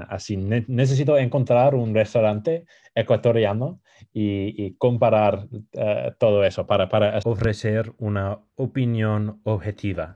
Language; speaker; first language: Spanish; non-native, fluent; English